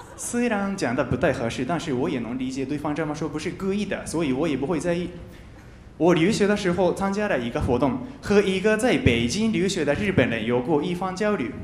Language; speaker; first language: Chinese; non-native, fluent; Japanese